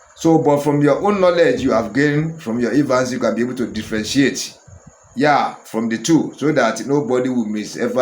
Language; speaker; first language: English; non-native, local second language; Yoruba